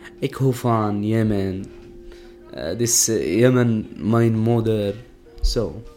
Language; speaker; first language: Dutch; non-native, learner; Arabic